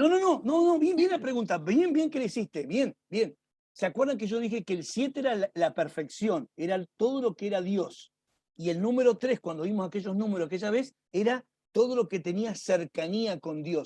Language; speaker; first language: Spanish; native; Spanish